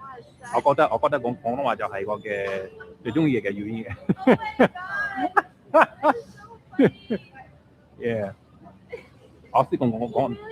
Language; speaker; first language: Cantonese; non-native, learner; English